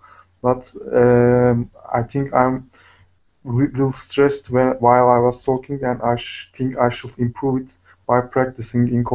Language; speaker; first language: English; non-native, learner; Turkish